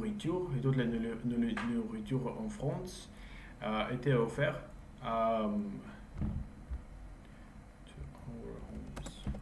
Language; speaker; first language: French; non-native, learner; English